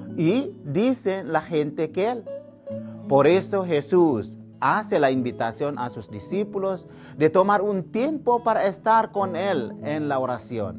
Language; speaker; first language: Spanish; non-native, fluent; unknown